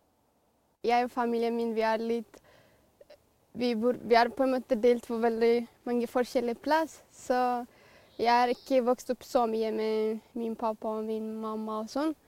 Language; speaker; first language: Norwegian; non-native, fluent; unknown